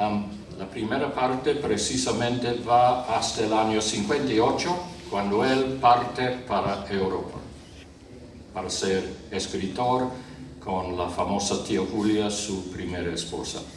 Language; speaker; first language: Spanish; non-native, fluent; English